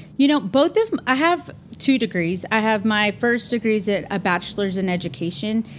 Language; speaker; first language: English; native; English